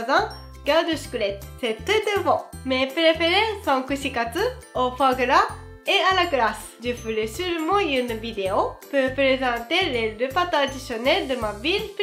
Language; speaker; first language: French; non-native, fluent; Japanese